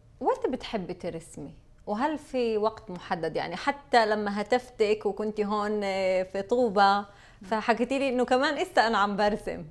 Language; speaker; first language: Arabic; native; Arabic